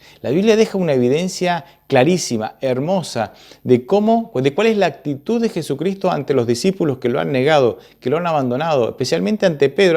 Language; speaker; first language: Spanish; native; Spanish